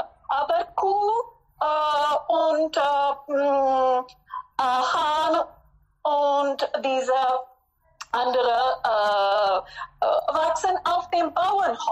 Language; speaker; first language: German; non-native, fluent; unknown